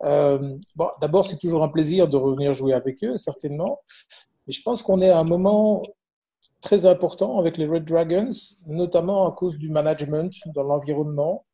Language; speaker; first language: French; native; French